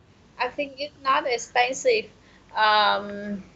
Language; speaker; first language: English; non-native, learner; Vietnamese